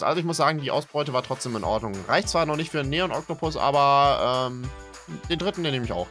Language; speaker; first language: German; native; German